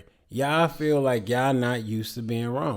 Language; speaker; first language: English; native; English